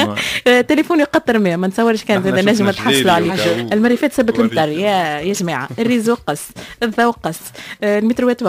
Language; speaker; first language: Arabic; native; Arabic